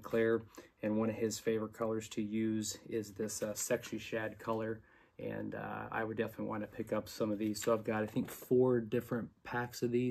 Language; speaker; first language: English; native; English